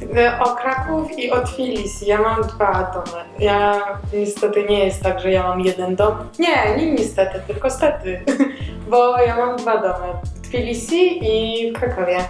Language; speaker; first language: Polish; non-native, learner; Georgian